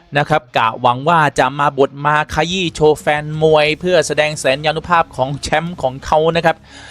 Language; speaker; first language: Thai; native; Thai